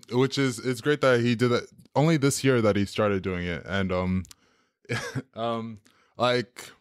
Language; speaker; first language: English; native; English